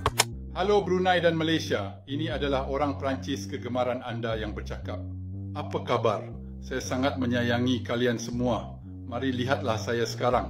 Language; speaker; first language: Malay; non-native, learner; French